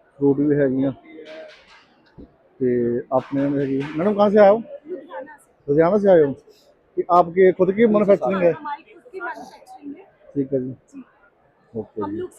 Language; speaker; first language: Hindi; non-native, local second language; Punjabi